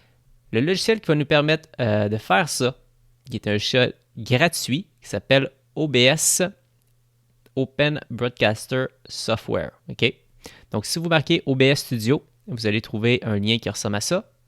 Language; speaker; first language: French; native; French